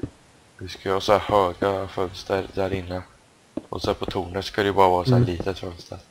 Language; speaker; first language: Swedish; native; Swedish